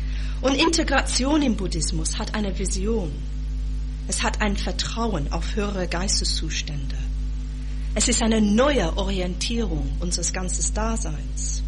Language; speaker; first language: German; non-native, fluent; English